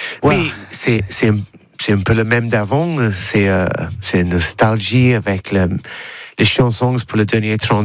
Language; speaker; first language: French; non-native, learner; English